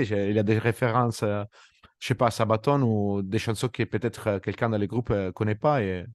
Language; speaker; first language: French; non-native, fluent; Italian